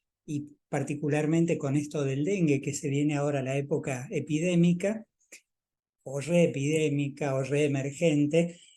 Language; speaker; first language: Spanish; native; Spanish